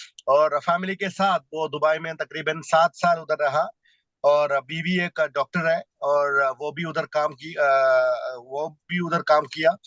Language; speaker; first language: Hindi; non-native, local second language; Malayalam